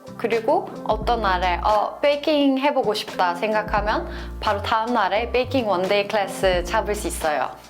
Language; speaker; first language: Korean; non-native, fluent; Norwegian